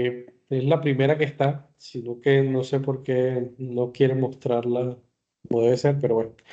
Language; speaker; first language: Spanish; native; Spanish